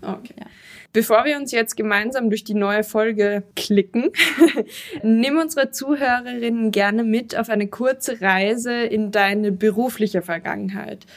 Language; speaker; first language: German; native; German